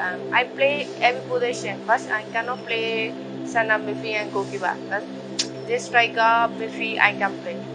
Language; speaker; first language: English; non-native, learner; Burmese